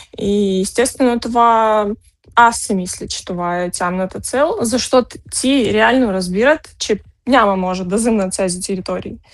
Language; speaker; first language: Bulgarian; early bilingual, heritage; Bulgarian